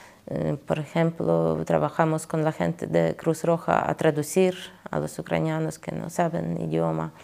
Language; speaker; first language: Spanish; non-native, fluent; Ukrainian